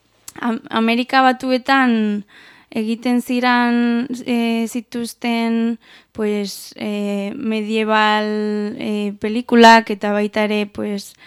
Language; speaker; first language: Basque; non-native, local second language; Spanish